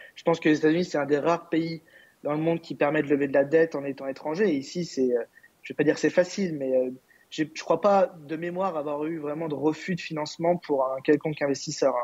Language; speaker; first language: French; native; French